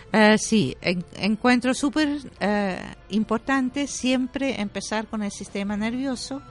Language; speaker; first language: Spanish; non-native, fluent; German